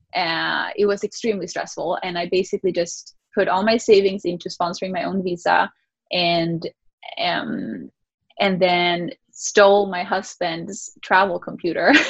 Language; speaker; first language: English; early bilingual, other home language; Spanish